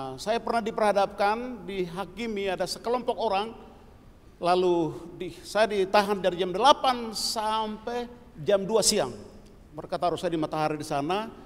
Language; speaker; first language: Indonesian; non-native, local second language; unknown